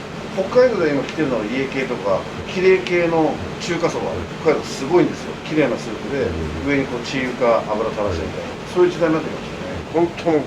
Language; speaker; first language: Japanese; native; Japanese